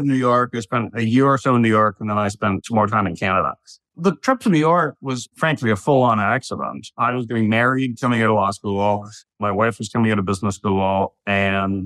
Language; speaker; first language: English; native; English